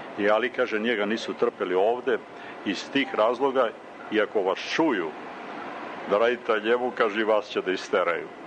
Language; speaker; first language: Serbian; native; Serbian